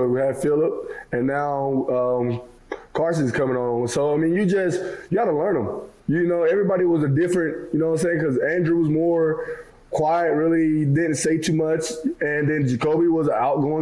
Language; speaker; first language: English; native; English